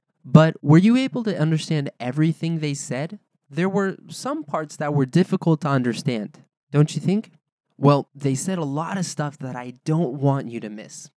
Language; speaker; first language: English; native; English